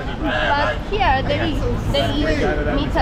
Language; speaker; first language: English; non-native, learner; Spanish